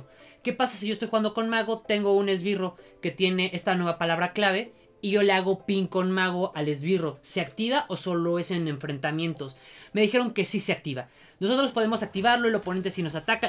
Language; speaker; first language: Spanish; native; Spanish